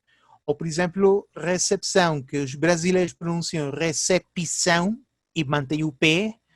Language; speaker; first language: Portuguese; early bilingual, heritage; Portuguese